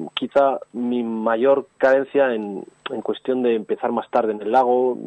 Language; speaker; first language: Spanish; native; Spanish